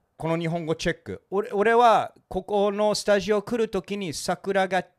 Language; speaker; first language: Japanese; non-native, fluent; English